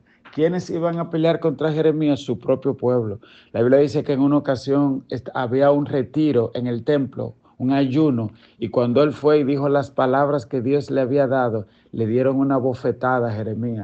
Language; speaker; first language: Spanish; native; Spanish